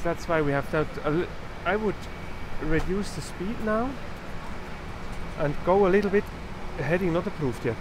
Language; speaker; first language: English; non-native, fluent; German